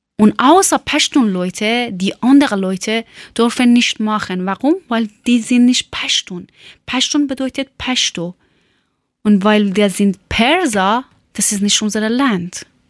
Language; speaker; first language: German; non-native, learner; Persian